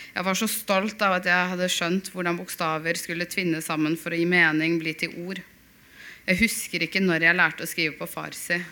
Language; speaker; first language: Norwegian; early bilingual, other home language; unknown